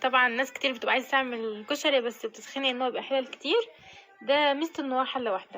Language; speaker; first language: Arabic; native; Arabic